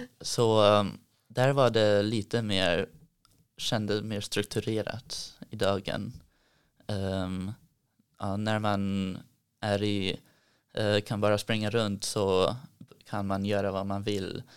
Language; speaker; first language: Swedish; early bilingual, heritage; Swedish